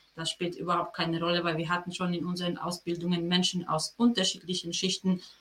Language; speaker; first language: German; non-native, fluent; Polish